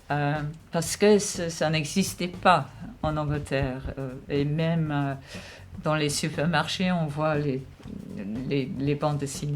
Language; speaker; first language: French; non-native, fluent; English